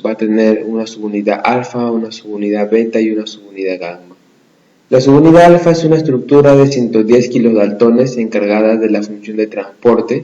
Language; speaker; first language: Spanish; native; Spanish